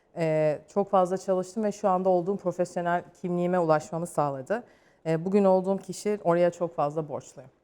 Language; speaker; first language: Turkish; native; Turkish